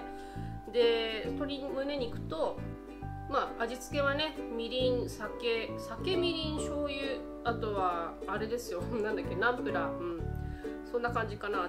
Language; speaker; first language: Japanese; native; Japanese